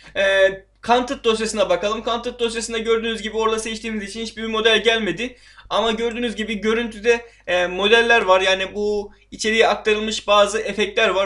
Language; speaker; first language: Turkish; native; Turkish